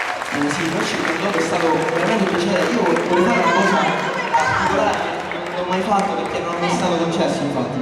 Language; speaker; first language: Italian; native; Italian